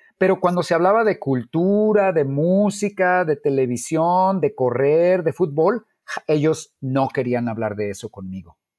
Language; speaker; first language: Spanish; native; Spanish